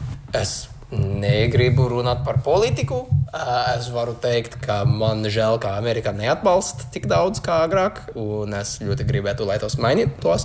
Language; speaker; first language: Latvian; non-native, learner; English